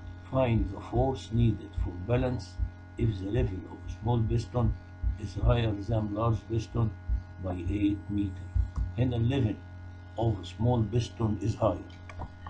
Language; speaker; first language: English; non-native, fluent; Arabic